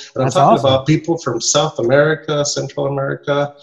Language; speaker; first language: English; non-native, fluent; Spanish